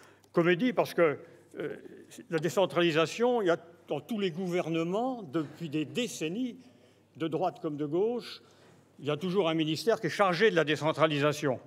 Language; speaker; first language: French; native; French